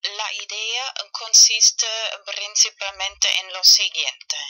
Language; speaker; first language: Spanish; non-native, learner; German